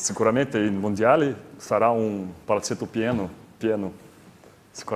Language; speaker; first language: Italian; non-native, learner; Portuguese